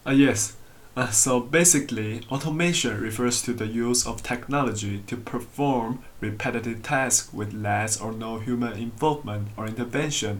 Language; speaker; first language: English; non-native, fluent; Chinese